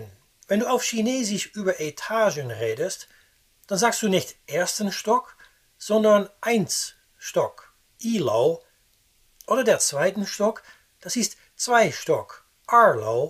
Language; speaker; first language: German; non-native, fluent; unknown